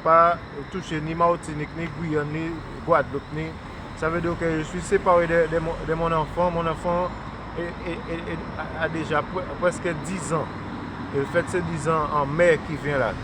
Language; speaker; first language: French; non-native, local second language; Haitian Creole